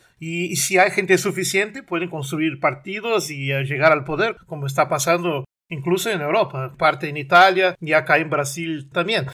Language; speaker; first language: Spanish; non-native, fluent; Portuguese